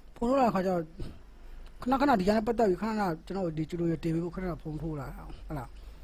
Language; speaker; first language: Burmese; non-native, local second language; Tedim Chin